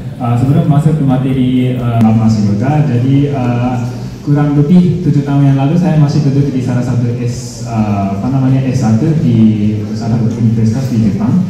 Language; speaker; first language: Indonesian; non-native, fluent; Japanese